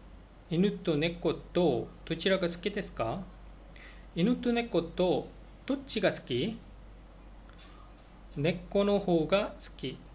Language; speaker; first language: Japanese; non-native, learner; Korean